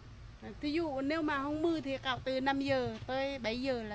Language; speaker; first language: Vietnamese; native; Vietnamese